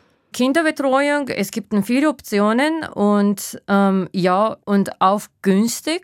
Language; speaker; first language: German; non-native, fluent; Japanese